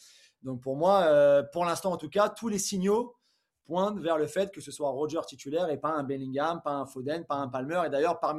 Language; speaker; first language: French; native; French